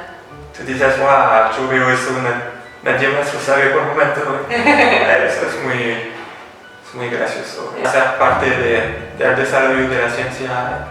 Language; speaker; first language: Spanish; non-native, fluent; French